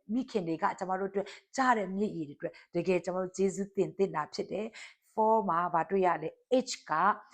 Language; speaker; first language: Burmese; non-native, local second language; Tedim Chin